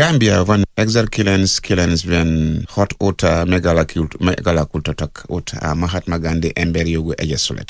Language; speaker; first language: Hungarian; non-native, learner; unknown